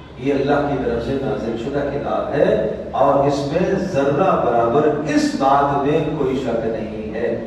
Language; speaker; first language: Urdu; native; Urdu